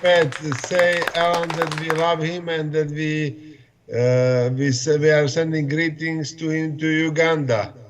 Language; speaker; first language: English; non-native, fluent; Slovak